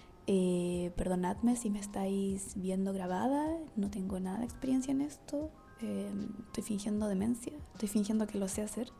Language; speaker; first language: Spanish; native; Spanish